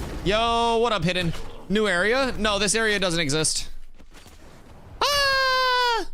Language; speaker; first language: English; native; English